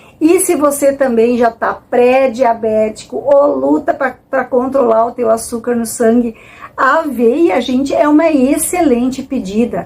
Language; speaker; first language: Portuguese; native; Portuguese